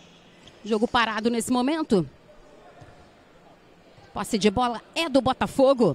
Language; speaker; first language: Portuguese; native; Portuguese